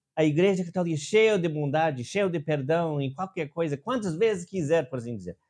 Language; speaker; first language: Portuguese; non-native, fluent; English